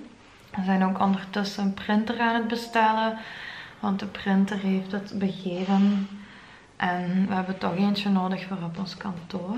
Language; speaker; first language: Dutch; native; Dutch